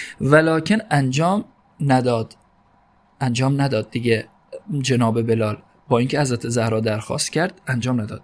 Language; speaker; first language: Persian; native; Persian